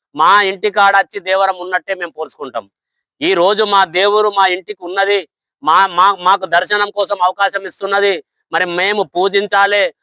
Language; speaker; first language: Telugu; non-native, local second language; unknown